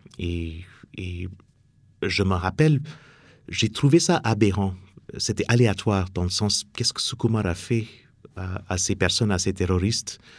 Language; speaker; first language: French; non-native, fluent; English